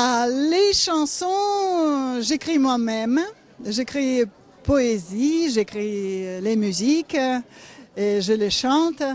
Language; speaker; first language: French; non-native, learner; Russian